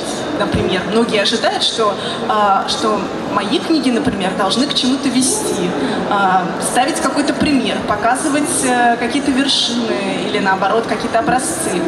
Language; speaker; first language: Russian; native; Russian